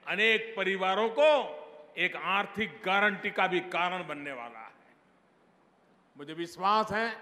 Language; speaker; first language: Hindi; non-native, local second language; Gujarati